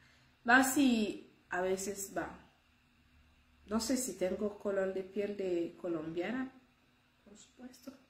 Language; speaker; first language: Spanish; non-native, learner; Haitian Creole